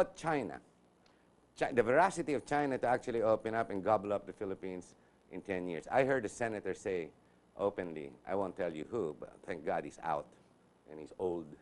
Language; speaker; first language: English; non-native, local second language; Filipino